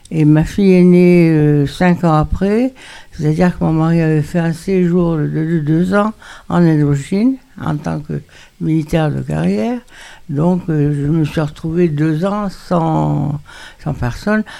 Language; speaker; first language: French; native; French